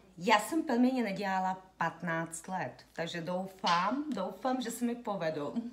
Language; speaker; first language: Czech; early bilingual, heritage; Russian